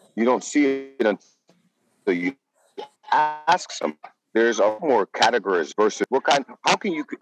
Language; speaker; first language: English; non-native, fluent; Dutch